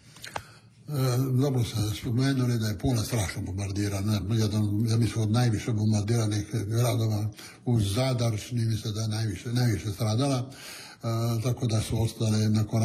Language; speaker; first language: Serbian; non-native, local second language; Italian